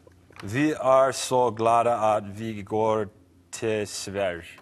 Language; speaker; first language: Swedish; non-native, learner; English